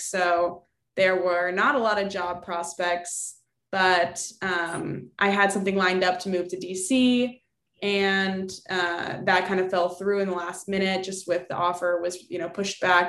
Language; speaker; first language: English; native; English